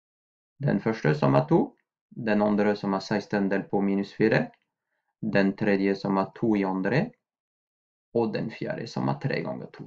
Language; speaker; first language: Norwegian; non-native, fluent; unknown